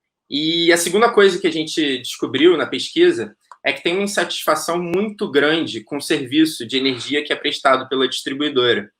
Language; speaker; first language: Portuguese; native; Portuguese